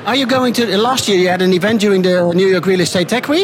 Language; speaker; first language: English; non-native, fluent; Dutch